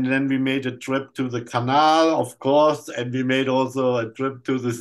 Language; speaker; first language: English; non-native, fluent; German